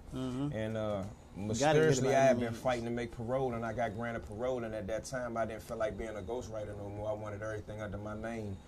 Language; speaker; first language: English; native; English